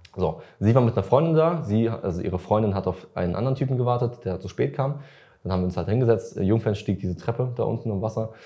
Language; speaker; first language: German; early bilingual, other home language; Russian